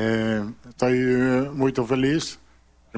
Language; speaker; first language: Portuguese; non-native, learner; Italian